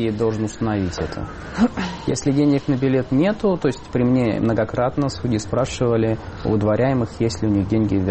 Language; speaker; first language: Russian; native; Russian